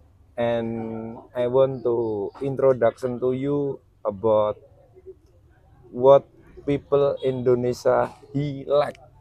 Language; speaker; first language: English; non-native, learner; Javanese